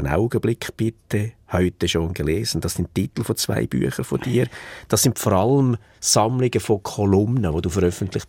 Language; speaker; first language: German; native; German